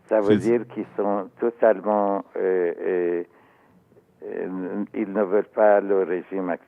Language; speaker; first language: French; non-native, learner; Persian